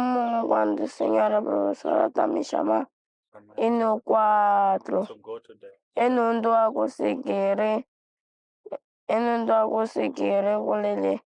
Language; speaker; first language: Portuguese; non-native, local second language; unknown